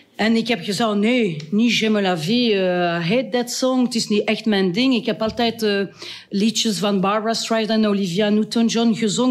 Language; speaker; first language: Dutch; non-native, local second language; French